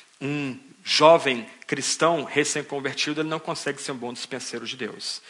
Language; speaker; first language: Portuguese; native; Portuguese